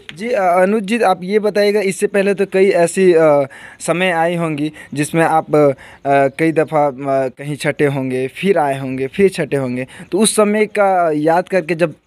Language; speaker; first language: Hindi; native; Hindi